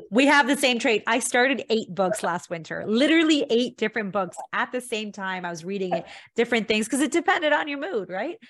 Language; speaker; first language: English; early bilingual, other home language; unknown